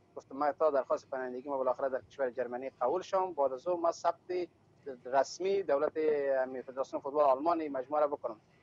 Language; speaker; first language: Persian; native; Persian